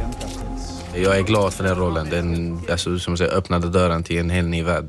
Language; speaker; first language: Swedish; non-native, fluent; Arabic